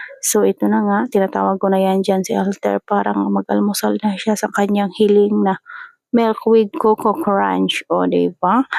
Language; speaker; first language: Filipino; native; Filipino